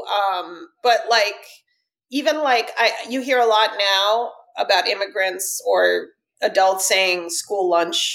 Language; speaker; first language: English; early bilingual, other home language; Russian